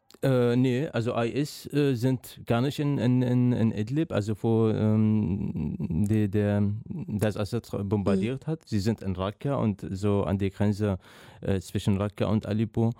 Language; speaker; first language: German; non-native, learner; Arabic